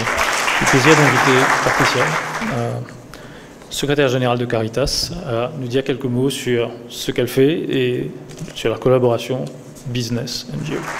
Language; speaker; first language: French; non-native, local second language; Morisyen